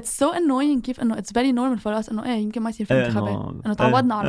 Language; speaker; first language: Arabic; native; Arabic